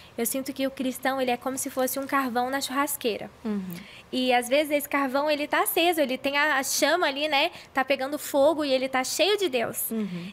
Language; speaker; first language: Portuguese; native; Portuguese